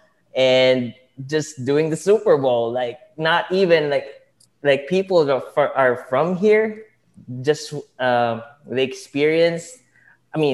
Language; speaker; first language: English; non-native, local second language; Filipino